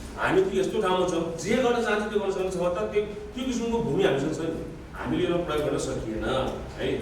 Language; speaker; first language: Nepali; native; Nepali